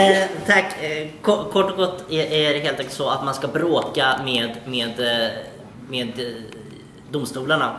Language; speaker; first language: Swedish; native; Swedish